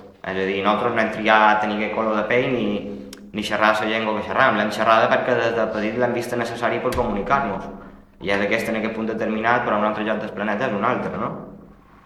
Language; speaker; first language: Catalan; native; Catalan